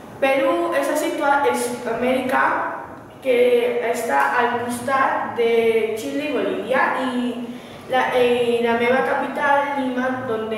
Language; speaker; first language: Catalan; non-native, learner; Spanish